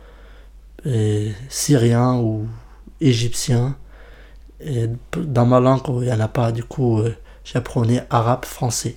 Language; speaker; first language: French; non-native, fluent; Kurdish